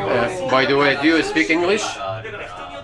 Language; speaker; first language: English; non-native, learner; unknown